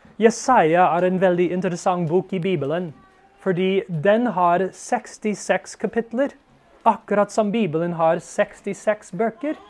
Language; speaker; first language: Norwegian; non-native, fluent; English